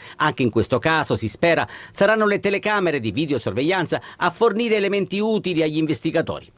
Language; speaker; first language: Italian; native; Italian